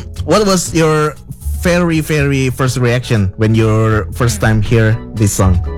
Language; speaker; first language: English; non-native, learner; Indonesian